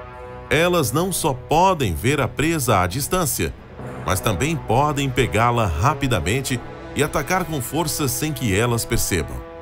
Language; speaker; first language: Portuguese; native; Portuguese